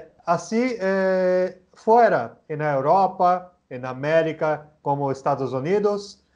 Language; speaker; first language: Spanish; non-native, learner; Portuguese